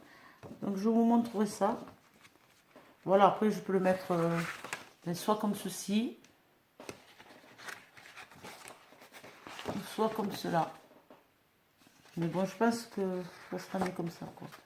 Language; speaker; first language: French; native; French